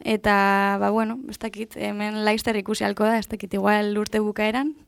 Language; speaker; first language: Basque; non-native, local second language; Spanish